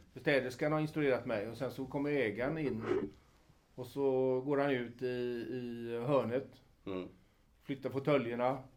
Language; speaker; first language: Swedish; native; Swedish